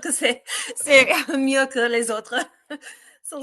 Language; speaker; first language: French; non-native, learner; English